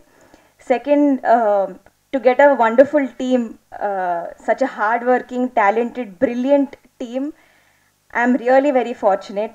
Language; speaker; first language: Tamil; non-native, local second language; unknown